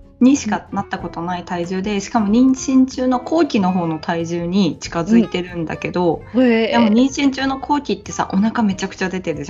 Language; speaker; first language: Japanese; native; Japanese